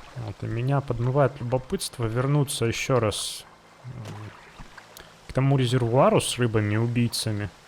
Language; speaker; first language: Russian; native; Russian